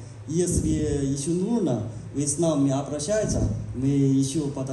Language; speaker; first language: Russian; non-native, learner; Chinese